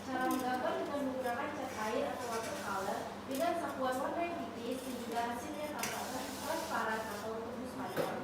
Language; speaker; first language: Indonesian; native; Indonesian